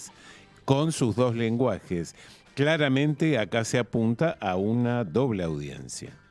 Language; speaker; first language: Spanish; native; Spanish